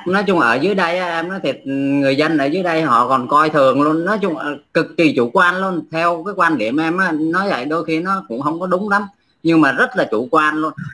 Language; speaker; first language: Vietnamese; native; Vietnamese